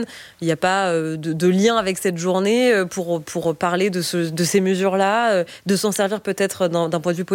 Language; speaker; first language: French; native; French